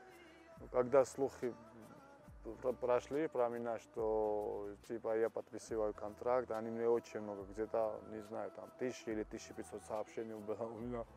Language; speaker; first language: Russian; non-native, fluent; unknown